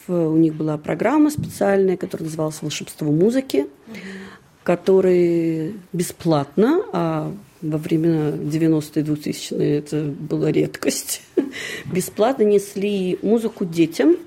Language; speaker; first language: Russian; native; Russian